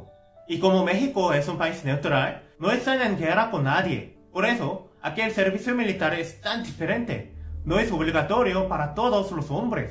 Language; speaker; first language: Spanish; non-native, fluent; Korean